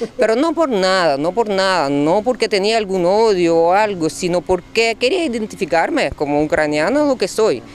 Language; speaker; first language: Spanish; non-native, fluent; Ukrainian